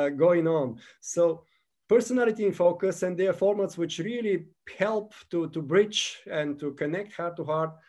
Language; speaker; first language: English; non-native, fluent; Bulgarian